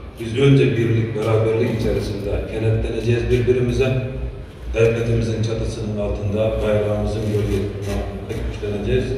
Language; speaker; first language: Turkish; native; Turkish